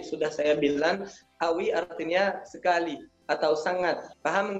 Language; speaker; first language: Indonesian; non-native, learner; Arabic